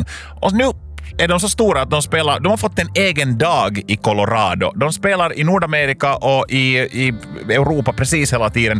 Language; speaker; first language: Swedish; native; Swedish